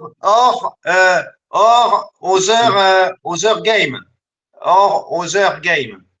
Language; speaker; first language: English; non-native, learner; French